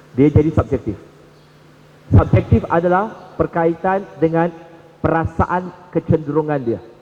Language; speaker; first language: Malay; non-native, local second language; Chinese